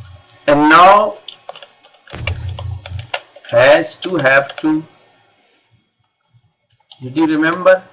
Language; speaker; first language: English; non-native, local second language; Hindi